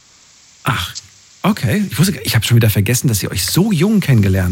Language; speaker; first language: German; native; German